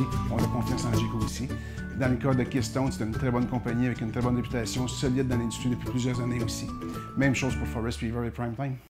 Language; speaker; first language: French; native; French